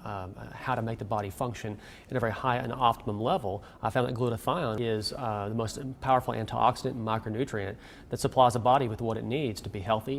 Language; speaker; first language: English; native; English